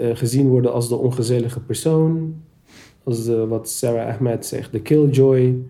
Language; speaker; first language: Dutch; early bilingual, other home language; Turkish